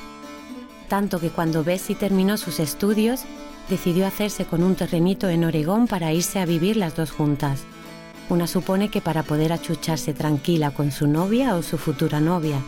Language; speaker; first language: Spanish; native; Spanish